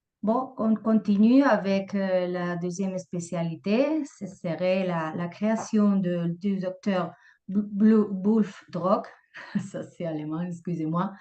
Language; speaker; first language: French; non-native, fluent; Spanish